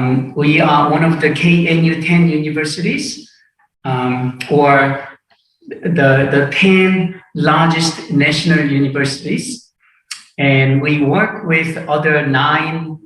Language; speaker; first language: English; non-native, fluent; Korean